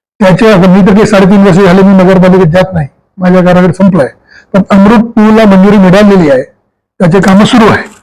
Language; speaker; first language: Marathi; non-native, local second language; Sindhi